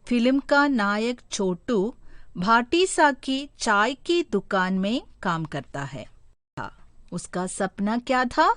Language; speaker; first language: Hindi; non-native, local second language; Malayalam